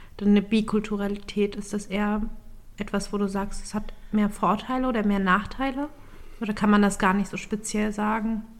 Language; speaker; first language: German; early bilingual, other home language; Turkish